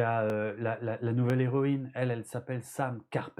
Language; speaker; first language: French; native; French